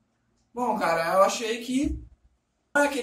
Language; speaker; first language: Portuguese; native; Portuguese